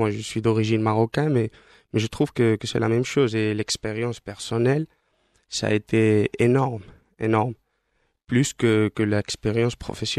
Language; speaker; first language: French; non-native, fluent; Spanish